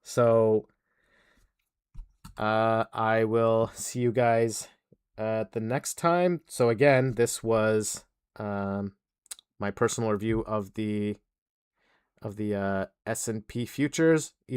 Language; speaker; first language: English; native; English